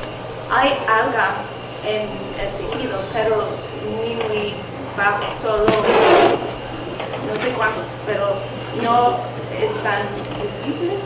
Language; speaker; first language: Spanish; non-native, learner; English